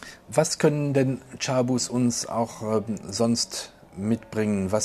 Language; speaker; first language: German; non-native, local second language; French